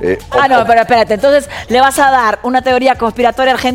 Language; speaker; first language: Spanish; native; Spanish